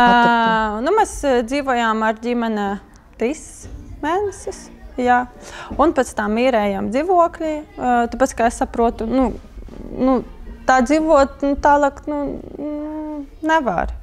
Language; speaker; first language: Latvian; non-native, learner; Ukrainian